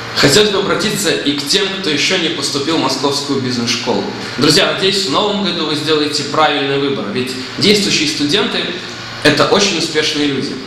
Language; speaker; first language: Russian; native; Russian